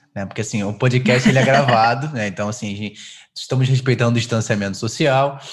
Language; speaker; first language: Portuguese; native; Portuguese